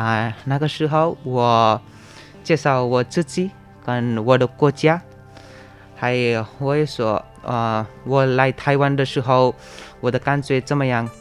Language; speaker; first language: Chinese; non-native, learner; Nepali